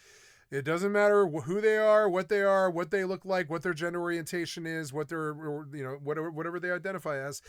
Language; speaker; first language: English; native; English